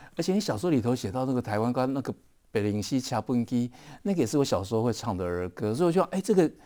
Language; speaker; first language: Chinese; native; Chinese